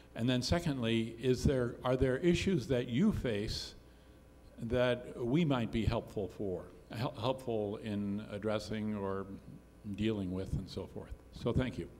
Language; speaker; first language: English; native; English